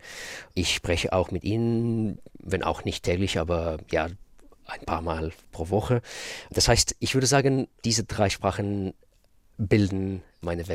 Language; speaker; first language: German; non-native, fluent; Russian